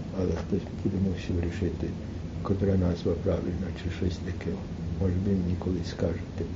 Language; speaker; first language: Ukrainian; early bilingual, heritage; Ukrainian